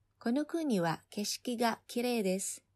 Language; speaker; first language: Japanese; non-native, fluent; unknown